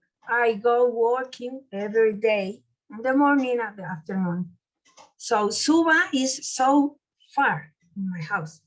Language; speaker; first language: English; non-native, learner; Spanish